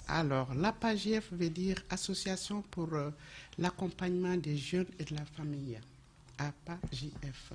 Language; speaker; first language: French; non-native, local second language; Bambara